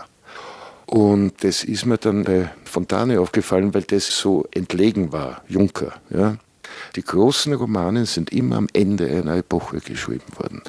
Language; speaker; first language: German; native; German